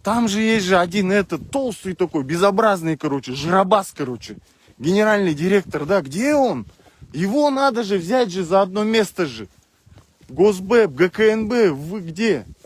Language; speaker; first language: Russian; non-native, local second language; Kyrgyz